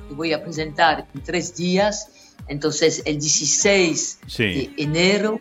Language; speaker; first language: Spanish; non-native, learner; French